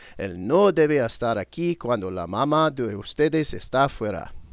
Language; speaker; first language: Spanish; non-native, learner; English